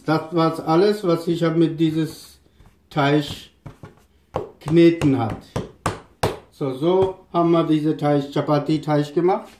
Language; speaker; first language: German; non-native, learner; Urdu